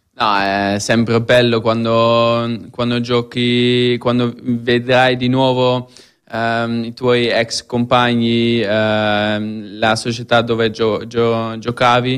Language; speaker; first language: Italian; non-native, fluent; Dutch